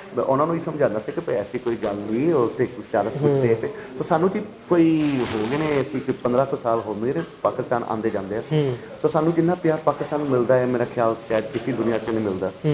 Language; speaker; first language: Punjabi; early bilingual, heritage; Punjabi